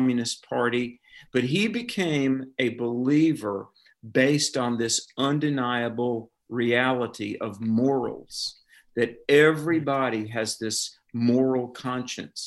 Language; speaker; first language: English; native; English